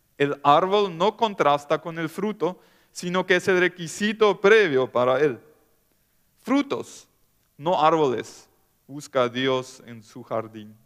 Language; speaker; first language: Spanish; non-native, local second language; German